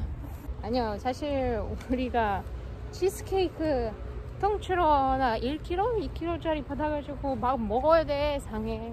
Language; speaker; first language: Korean; non-native, fluent; Russian